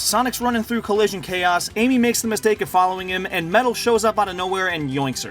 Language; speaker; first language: English; native; English